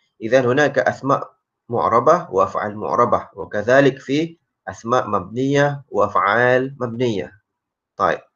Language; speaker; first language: Arabic; non-native, fluent; Malay